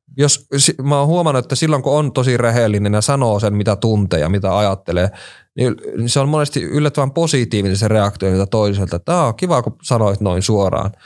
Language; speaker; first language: Finnish; native; Finnish